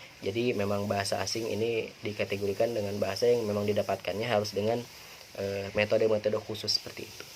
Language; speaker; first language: Indonesian; non-native, local second language; Sundanese